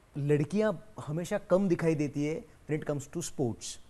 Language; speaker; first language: Hindi; non-native, local second language; Marathi